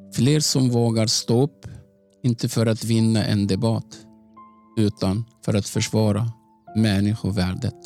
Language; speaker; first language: Swedish; non-native, fluent; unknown